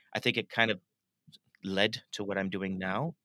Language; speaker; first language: English; native; English